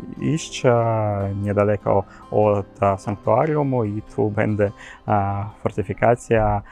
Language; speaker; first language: Polish; non-native, learner; Ukrainian